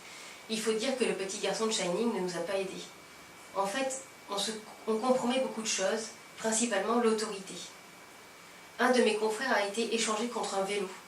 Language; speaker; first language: French; native; French